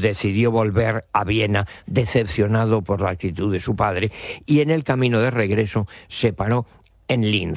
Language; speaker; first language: Spanish; native; Spanish